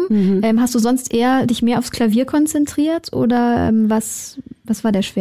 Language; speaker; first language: German; native; German